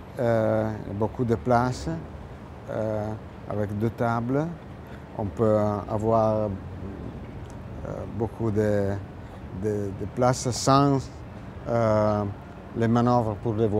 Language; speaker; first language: French; non-native, learner; Italian